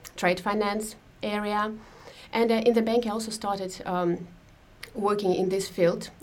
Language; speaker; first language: English; non-native, fluent; Russian